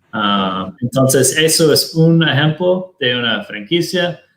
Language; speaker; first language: Spanish; non-native, fluent; Portuguese